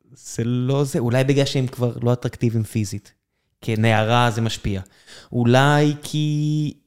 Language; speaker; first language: Hebrew; native; Hebrew